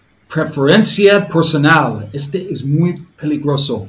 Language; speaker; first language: Spanish; non-native, learner; English